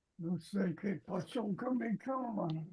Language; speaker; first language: Spanish; non-native, learner; English